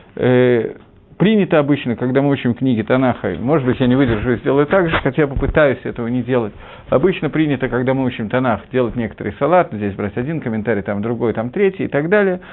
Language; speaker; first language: Russian; early bilingual, heritage; Russian